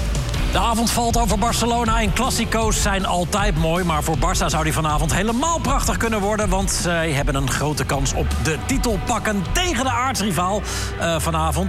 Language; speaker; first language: Dutch; native; Dutch